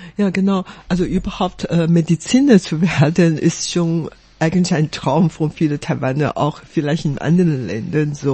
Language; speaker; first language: German; non-native, fluent; Chinese